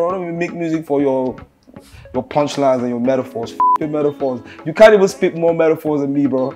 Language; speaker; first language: English; non-native, local second language; Hausa